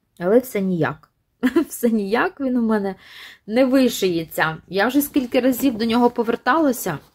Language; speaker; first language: Ukrainian; non-native, local second language; Russian